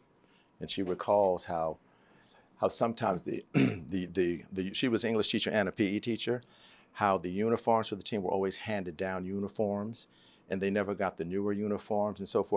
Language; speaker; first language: English; native; English